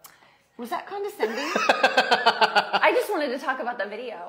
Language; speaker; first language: English; native; English